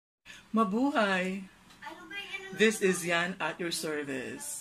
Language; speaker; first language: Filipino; non-native, local second language; Cebuano